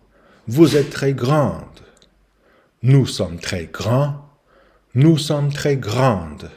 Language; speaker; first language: French; non-native, learner; English